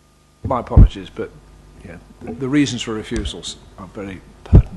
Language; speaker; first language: English; native; English